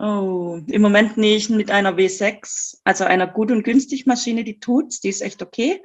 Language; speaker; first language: German; native; German